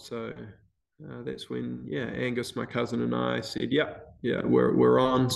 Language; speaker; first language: English; native; English